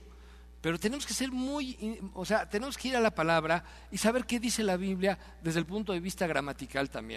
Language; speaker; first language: Spanish; native; Spanish